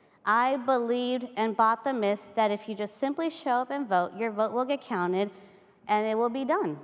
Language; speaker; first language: English; native; English